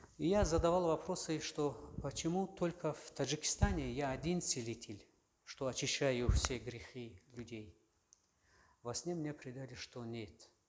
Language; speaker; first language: Russian; non-native, local second language; Tajik